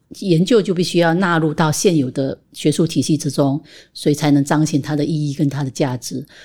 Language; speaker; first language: Chinese; native; Chinese